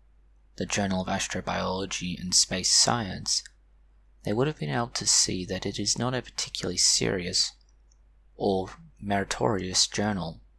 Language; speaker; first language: English; native; English